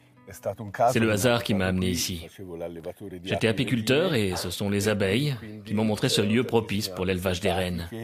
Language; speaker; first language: French; non-native, fluent; Italian